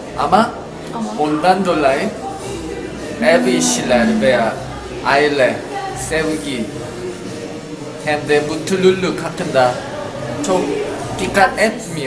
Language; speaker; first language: Turkish; non-native, learner; Korean